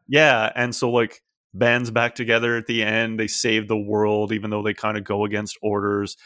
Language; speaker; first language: English; native; English